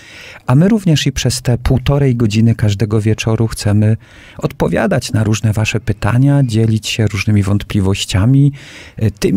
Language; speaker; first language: Polish; native; Polish